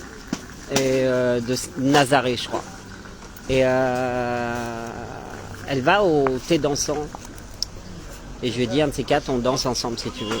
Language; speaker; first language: French; native; French